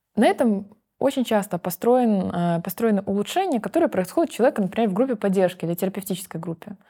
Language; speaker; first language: Russian; native; Russian